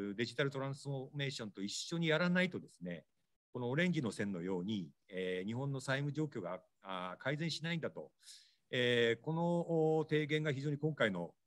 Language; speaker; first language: Japanese; native; Japanese